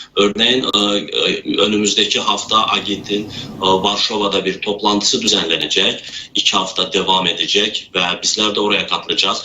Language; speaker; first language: Turkish; non-native, local second language; Azerbaijani